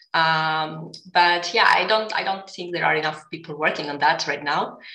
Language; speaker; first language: English; non-native, fluent; Greek